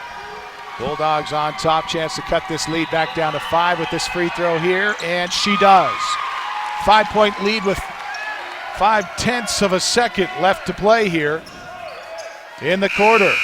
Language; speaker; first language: English; native; English